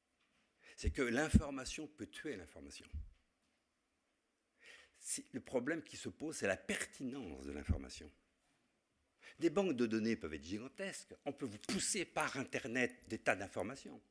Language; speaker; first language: French; native; French